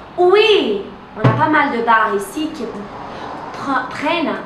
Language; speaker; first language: French; non-native, fluent; Portuguese